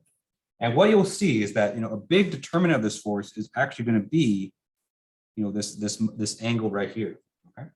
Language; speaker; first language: English; native; English